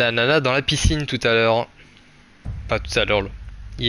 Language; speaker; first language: French; native; French